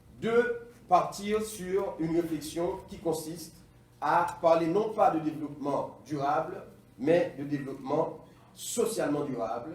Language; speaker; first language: French; non-native, local second language; Haitian Creole